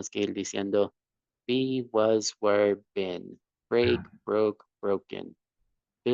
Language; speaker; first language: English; non-native, fluent; Spanish